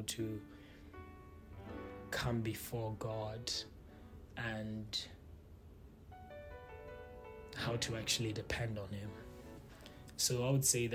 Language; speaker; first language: English; non-native, local second language; Tswana